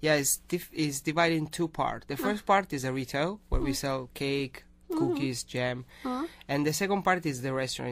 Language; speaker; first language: English; non-native, learner; Italian